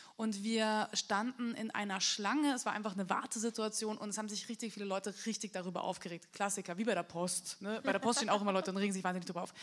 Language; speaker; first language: German; native; German